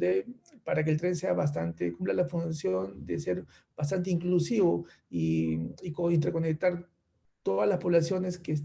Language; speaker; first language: Spanish; native; Spanish